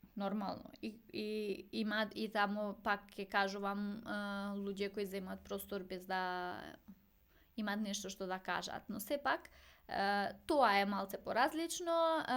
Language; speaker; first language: Macedonian; non-native, local second language; Albanian